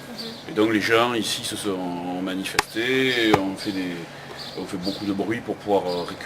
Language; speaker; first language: French; native; French